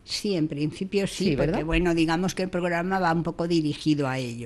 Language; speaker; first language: Spanish; native; Spanish